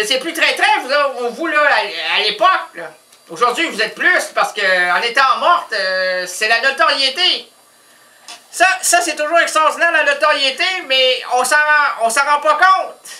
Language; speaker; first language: French; native; French